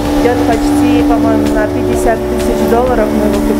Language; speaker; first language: Russian; non-native, local second language; Kyrgyz